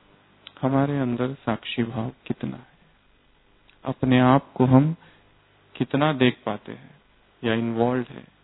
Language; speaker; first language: Hindi; native; Hindi